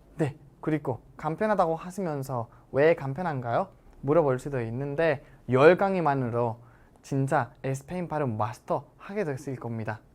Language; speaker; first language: Korean; non-native, fluent; Spanish